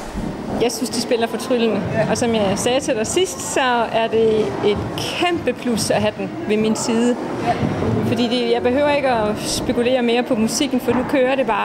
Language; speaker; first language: Danish; native; Danish